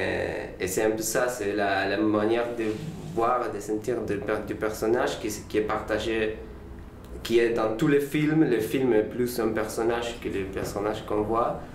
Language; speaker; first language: French; non-native, learner; Spanish